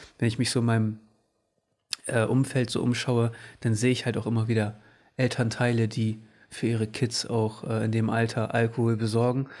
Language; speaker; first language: German; early bilingual, other home language; Portuguese